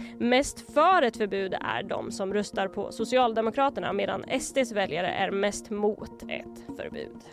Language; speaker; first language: Swedish; native; Swedish